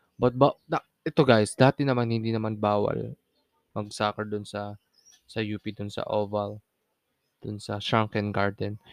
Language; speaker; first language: Filipino; non-native, local second language; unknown